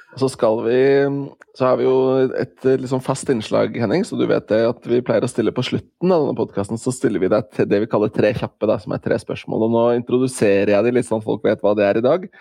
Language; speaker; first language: Norwegian; native; Norwegian